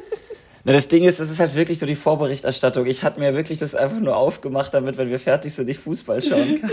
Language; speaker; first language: German; native; German